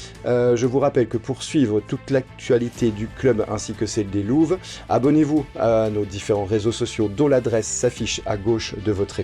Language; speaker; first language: French; native; French